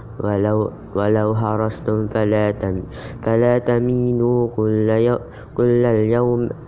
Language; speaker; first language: Arabic; non-native, learner; Indonesian